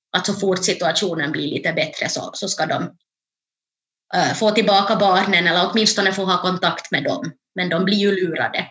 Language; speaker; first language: Swedish; native; Swedish